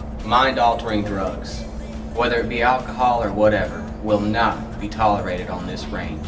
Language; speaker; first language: English; native; English